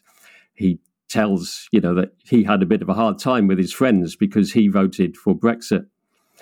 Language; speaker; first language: English; native; English